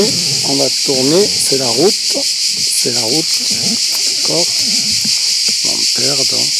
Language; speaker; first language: French; native; French